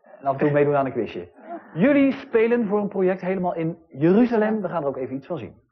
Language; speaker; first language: Dutch; native; Dutch